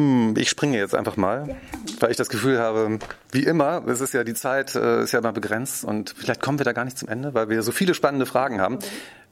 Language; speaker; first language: German; native; German